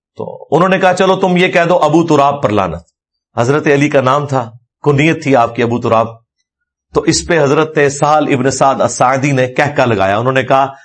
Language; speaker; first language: Urdu; non-native, local second language; Punjabi